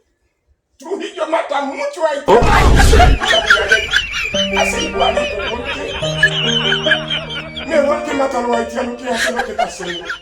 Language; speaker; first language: Spanish; non-native, learner; Haitian Creole